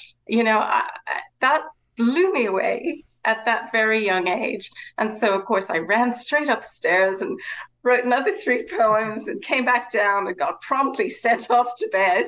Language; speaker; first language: English; native; English